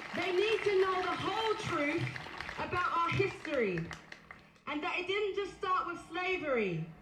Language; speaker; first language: English; native; English